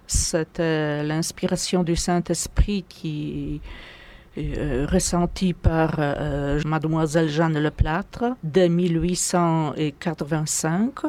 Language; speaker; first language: French; non-native, fluent; Polish